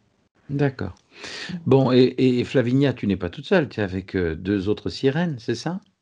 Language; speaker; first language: French; native; French